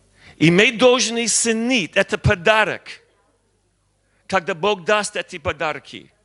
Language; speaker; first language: Russian; non-native, learner; English